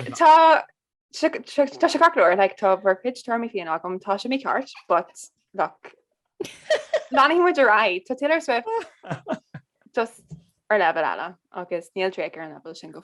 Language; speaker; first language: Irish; non-native, local second language; English